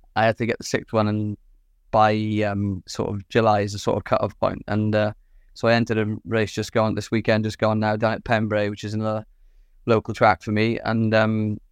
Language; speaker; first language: English; native; English